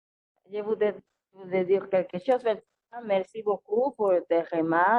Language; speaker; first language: French; non-native, fluent; Spanish